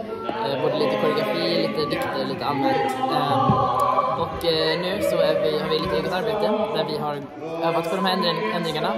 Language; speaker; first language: Swedish; native; Swedish